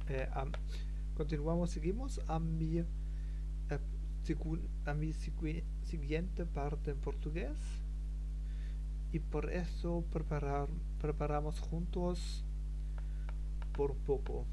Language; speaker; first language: Spanish; non-native, learner; German